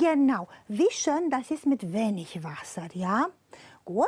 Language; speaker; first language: German; non-native, fluent; Romanian